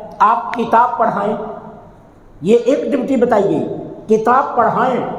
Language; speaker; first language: Urdu; non-native, local second language; Punjabi